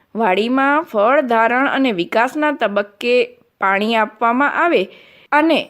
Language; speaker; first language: Gujarati; non-native, local second language; Kachhi